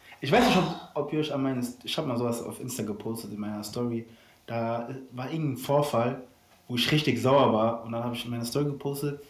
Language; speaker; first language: German; native; German